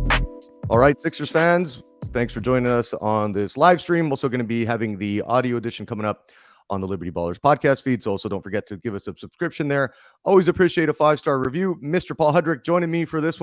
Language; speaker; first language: English; native; English